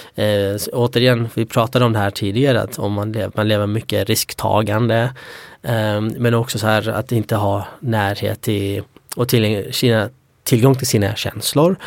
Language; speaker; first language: Swedish; early bilingual, other home language; Kurdish